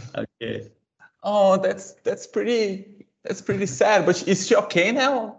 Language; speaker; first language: English; non-native, fluent; Portuguese